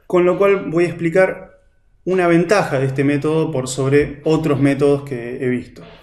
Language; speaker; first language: Spanish; native; Spanish